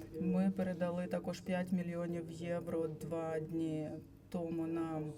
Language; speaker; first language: Ukrainian; non-native, fluent; Latvian